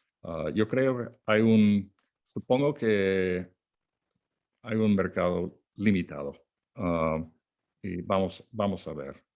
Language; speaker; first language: Spanish; non-native, fluent; English